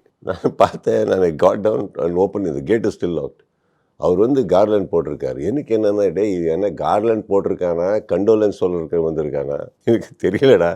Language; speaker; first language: Tamil; non-native, learner; Kannada